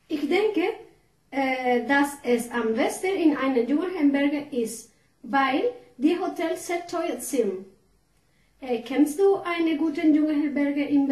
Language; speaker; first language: German; non-native, learner; Spanish